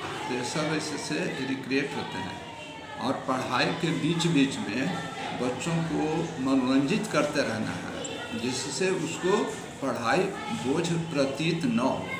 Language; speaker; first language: Hindi; native; Hindi